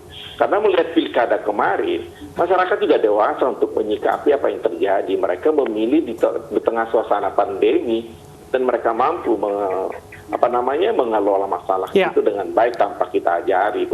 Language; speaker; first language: Indonesian; native; Indonesian